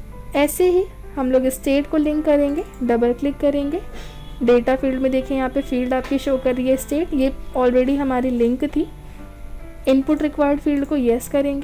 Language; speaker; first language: Hindi; native; Hindi